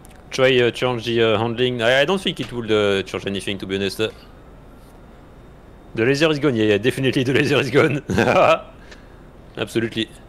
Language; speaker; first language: English; non-native, fluent; French